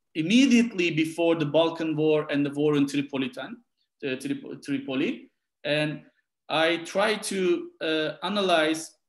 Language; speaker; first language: English; non-native, fluent; Turkish